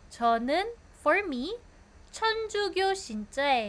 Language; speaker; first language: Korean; non-native, fluent; Filipino